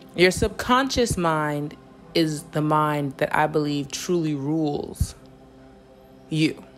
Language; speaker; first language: English; native; English